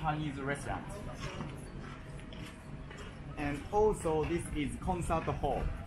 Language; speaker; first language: English; non-native, learner; Japanese